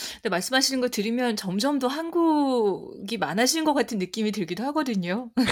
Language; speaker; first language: Korean; native; Korean